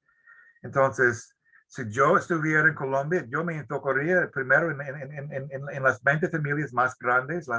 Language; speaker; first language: Spanish; non-native, fluent; English